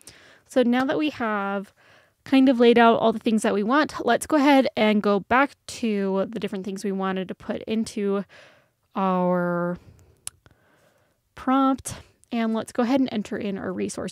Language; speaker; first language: English; native; English